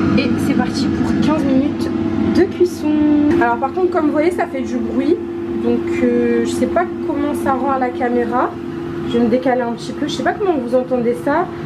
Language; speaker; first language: French; early bilingual, other home language; Arabic